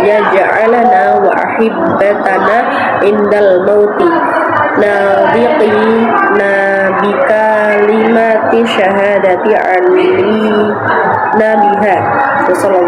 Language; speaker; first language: Arabic; non-native, learner; Indonesian